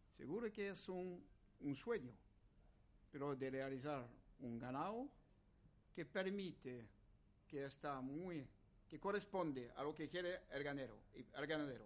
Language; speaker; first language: Spanish; non-native, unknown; French